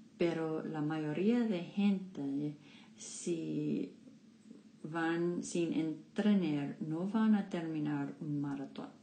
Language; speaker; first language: Spanish; non-native, learner; English